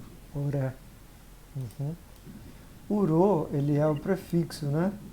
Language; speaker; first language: Portuguese; native; Portuguese